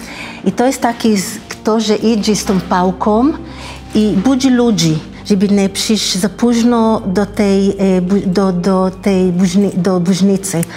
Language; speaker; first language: Polish; early bilingual, heritage; Hebrew